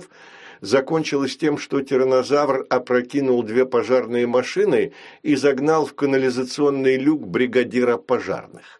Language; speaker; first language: Russian; native; Russian